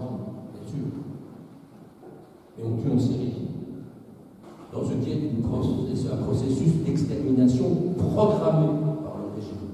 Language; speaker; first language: French; native; French